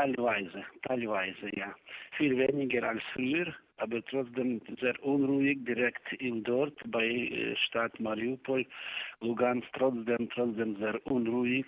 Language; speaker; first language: German; non-native, learner; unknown